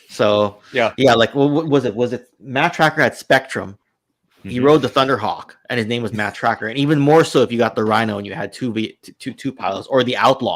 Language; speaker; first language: English; native; English